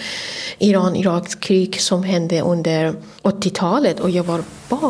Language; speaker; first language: Swedish; non-native, fluent; Kurdish